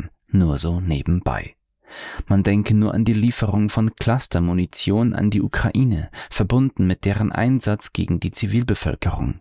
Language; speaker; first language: German; native; German